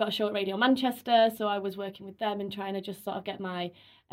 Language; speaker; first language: English; native; English